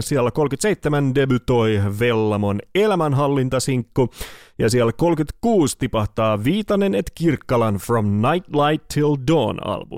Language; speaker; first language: Finnish; native; Finnish